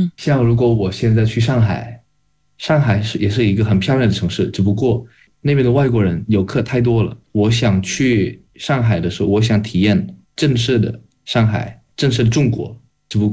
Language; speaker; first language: Chinese; non-native, fluent; Indonesian